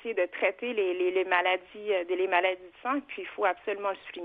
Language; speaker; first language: French; early bilingual, other home language; Vietnamese